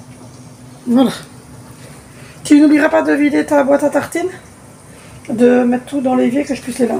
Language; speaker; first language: French; native; French